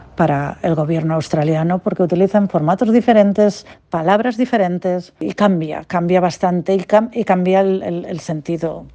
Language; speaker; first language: Spanish; native; Spanish